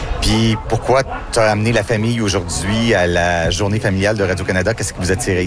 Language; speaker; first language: French; native; French